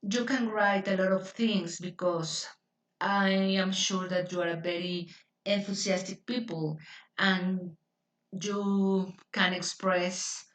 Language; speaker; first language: English; non-native, fluent; Spanish